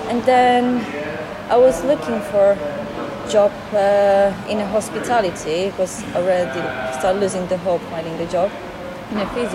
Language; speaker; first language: English; non-native, fluent; Polish